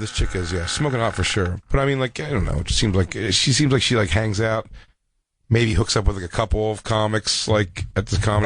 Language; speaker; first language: English; native; English